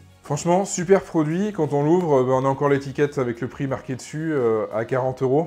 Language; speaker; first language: French; native; French